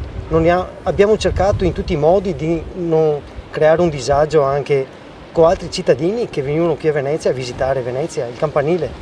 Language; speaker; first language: Italian; native; Italian